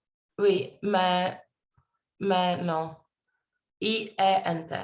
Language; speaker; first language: French; non-native, learner; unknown